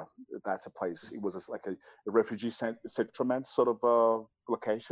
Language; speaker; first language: English; non-native, local second language; Kinyarwanda